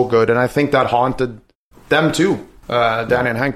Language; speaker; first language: English; non-native, fluent; Swedish